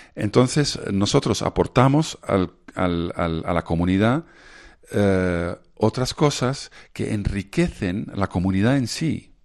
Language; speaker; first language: Spanish; non-native, fluent; Dutch